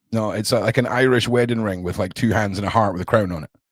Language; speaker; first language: English; native; English